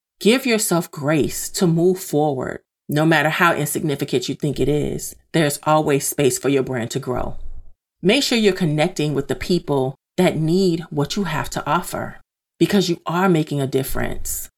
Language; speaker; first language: English; native; English